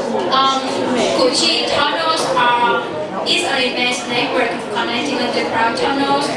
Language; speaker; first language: English; non-native, learner; Vietnamese